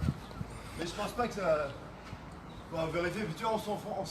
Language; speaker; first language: French; native; French